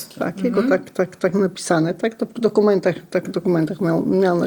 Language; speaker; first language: Polish; non-native, local second language; Lithuanian